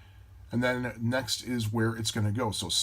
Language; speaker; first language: English; native; English